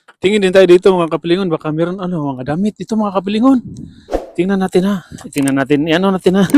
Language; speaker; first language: Filipino; non-native, local second language; Cebuano